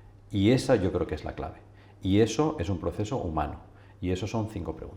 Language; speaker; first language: Spanish; native; Spanish